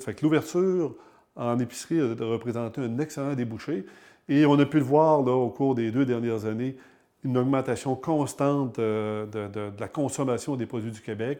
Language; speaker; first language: French; native; French